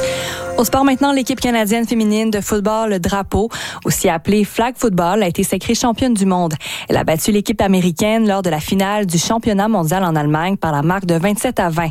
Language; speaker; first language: French; native; French